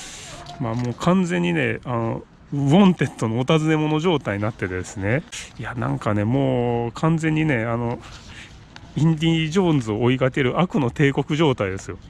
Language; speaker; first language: Japanese; native; Japanese